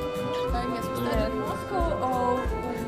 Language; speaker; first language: English; non-native, learner; Russian